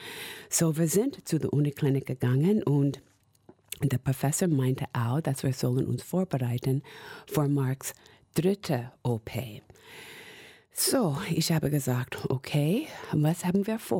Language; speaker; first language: German; non-native, fluent; English